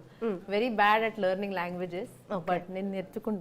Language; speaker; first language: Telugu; non-native, learner; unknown